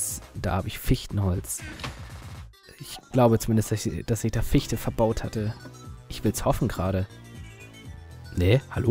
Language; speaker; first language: German; native; German